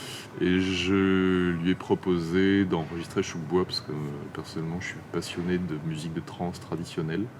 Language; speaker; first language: French; native; French